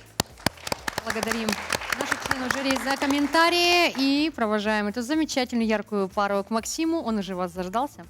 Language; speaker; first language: Russian; native; Russian